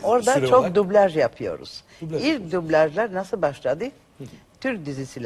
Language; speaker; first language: Turkish; non-native, learner; Macedonian